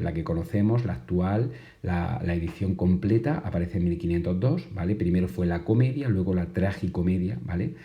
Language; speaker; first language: Spanish; native; Spanish